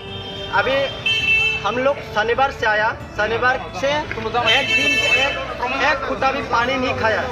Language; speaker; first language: Hindi; non-native, local second language; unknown